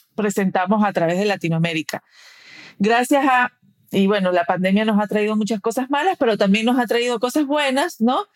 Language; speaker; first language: Spanish; early bilingual, heritage; Spanish